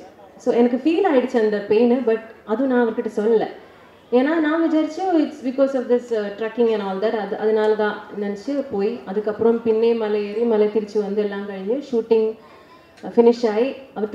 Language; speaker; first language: Tamil; non-native, learner; Malayalam